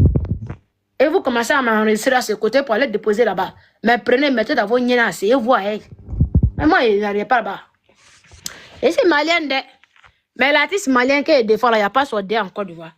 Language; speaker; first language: French; non-native, local second language; Dyula